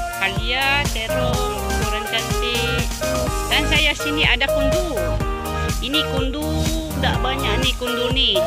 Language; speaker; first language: Malay; non-native, fluent; Filipino